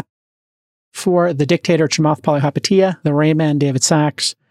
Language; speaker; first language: English; native; English